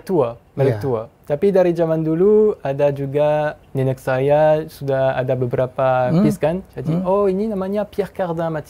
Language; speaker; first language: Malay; non-native, fluent; French